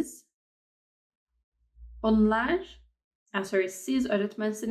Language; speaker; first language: Turkish; non-native, fluent; English